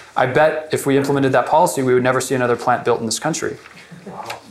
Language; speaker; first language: English; native; English